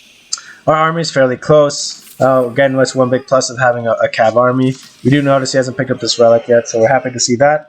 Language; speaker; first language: English; native; English